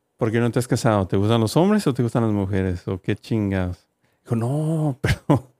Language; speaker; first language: Spanish; native; Spanish